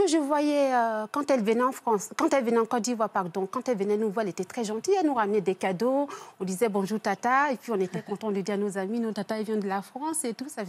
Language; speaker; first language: French; early bilingual, other home language; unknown